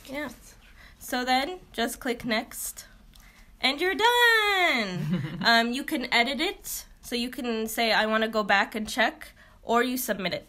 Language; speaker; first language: English; early bilingual, other home language; Arabic